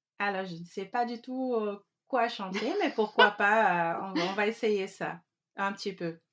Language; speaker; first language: French; non-native, fluent; Portuguese